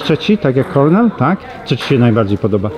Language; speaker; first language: Polish; native; Polish